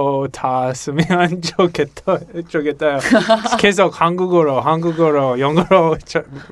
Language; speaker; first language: Korean; non-native, learner; English